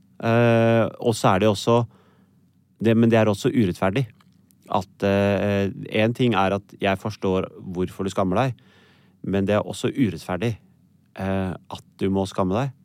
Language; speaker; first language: Norwegian; early bilingual, other home language; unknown